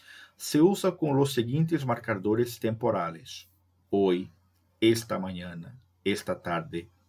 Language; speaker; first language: Spanish; non-native, fluent; Portuguese